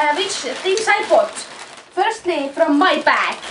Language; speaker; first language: English; non-native, learner; Estonian